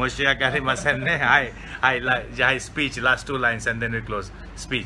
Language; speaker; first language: Japanese; non-native, fluent; Hindi